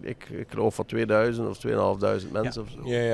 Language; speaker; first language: Dutch; native; Dutch